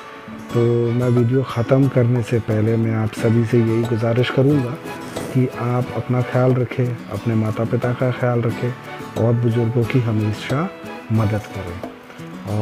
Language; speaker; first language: Hindi; native; Hindi